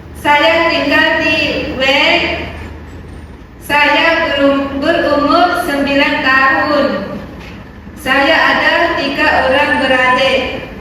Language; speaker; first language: Indonesian; non-native, learner; Malay